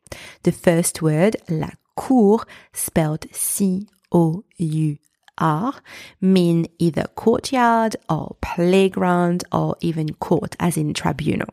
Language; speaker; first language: English; non-native, fluent; French